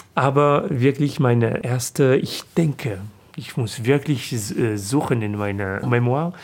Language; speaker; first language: German; non-native, fluent; French